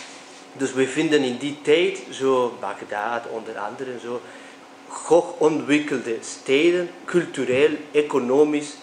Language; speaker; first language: Dutch; non-native, fluent; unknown